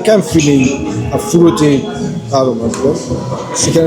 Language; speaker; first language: English; non-native, learner; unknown